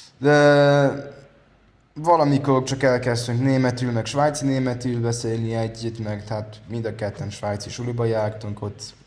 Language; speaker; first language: Hungarian; early bilingual, heritage; German